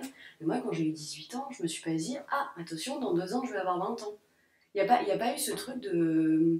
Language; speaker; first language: French; native; French